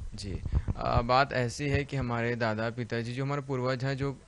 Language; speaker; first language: Hindi; native; Hindi